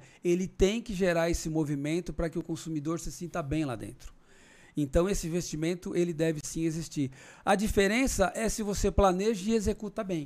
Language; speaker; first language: Portuguese; native; Portuguese